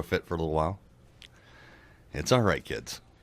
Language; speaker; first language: English; native; English